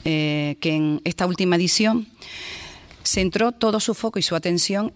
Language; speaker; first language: Spanish; native; Spanish